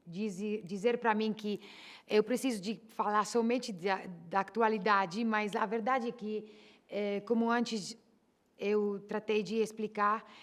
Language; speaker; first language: Portuguese; non-native, learner; Italian